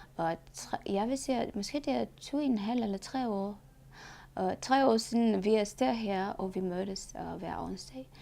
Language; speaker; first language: Danish; non-native, learner; Romanian